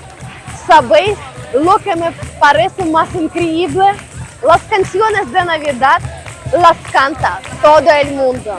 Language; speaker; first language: Spanish; non-native, learner; Ukrainian